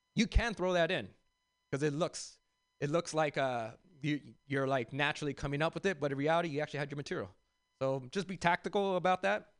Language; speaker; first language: English; native; English